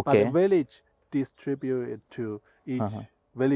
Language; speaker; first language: English; non-native, learner; Chinese